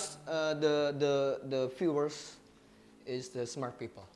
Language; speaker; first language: English; non-native, learner; Indonesian